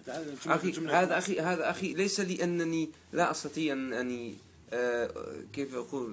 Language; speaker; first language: Arabic; non-native, learner; German